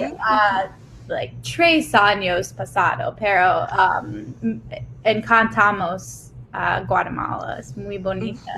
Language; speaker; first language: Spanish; non-native, learner; English